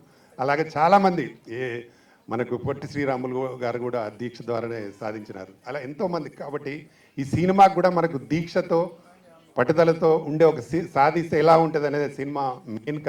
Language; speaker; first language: Telugu; native; Telugu